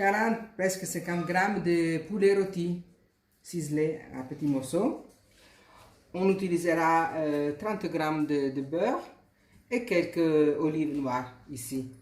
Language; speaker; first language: French; non-native, fluent; Italian